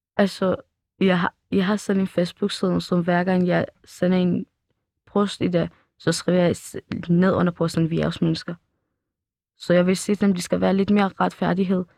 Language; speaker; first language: Danish; early bilingual, other home language; Kurdish